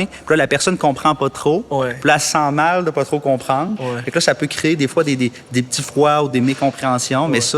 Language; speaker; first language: French; native; French